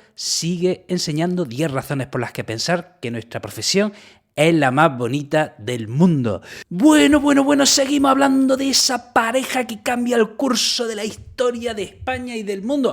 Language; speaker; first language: Spanish; native; Spanish